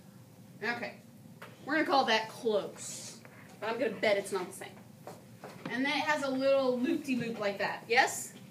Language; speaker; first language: English; native; English